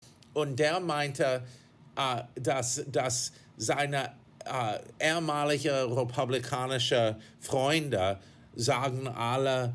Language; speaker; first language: German; non-native, fluent; English